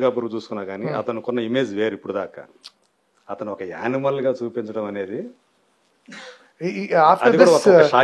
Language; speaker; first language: Telugu; native; Telugu